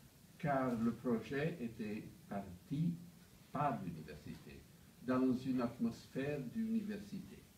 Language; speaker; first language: French; non-native, fluent; Italian